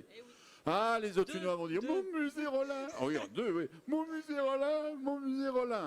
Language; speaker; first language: French; native; French